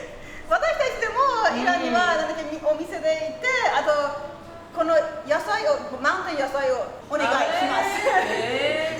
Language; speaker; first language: Japanese; non-native, learner; Persian